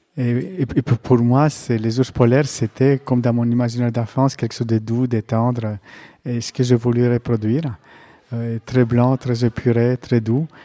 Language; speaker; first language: French; non-native, fluent; Greek